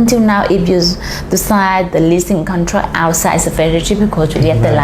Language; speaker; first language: English; non-native, learner; Vietnamese